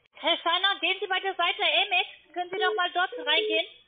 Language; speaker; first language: German; non-native, learner; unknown